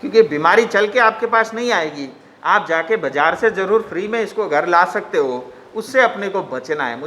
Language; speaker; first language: Hindi; non-native, local second language; Nepali